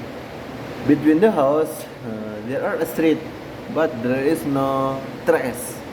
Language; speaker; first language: English; non-native, learner; Indonesian